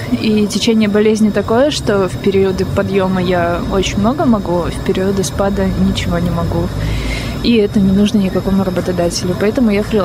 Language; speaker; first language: Russian; native; Russian